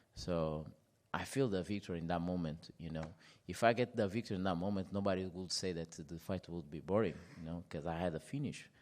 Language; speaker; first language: English; non-native, fluent; Portuguese